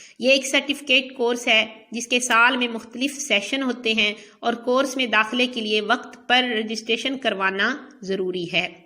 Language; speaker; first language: Urdu; native; Urdu